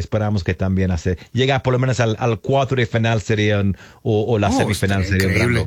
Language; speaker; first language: Spanish; non-native, fluent; English